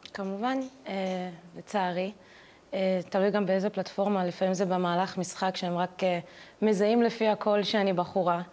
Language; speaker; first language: Hebrew; native; Hebrew